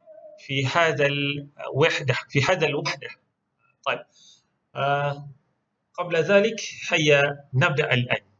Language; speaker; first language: Arabic; non-native, local second language; Malay